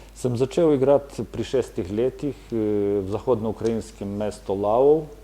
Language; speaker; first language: Slovenian; non-native, fluent; Ukrainian